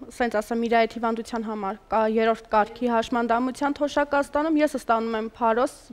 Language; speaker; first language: Armenian; native; Armenian